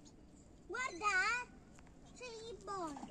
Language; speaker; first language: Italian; early bilingual, other home language; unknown